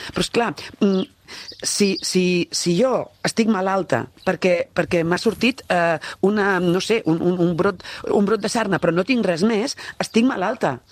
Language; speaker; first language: Catalan; native; Catalan